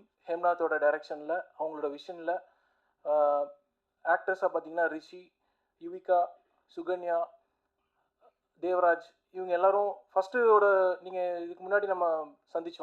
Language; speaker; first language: Tamil; native; Tamil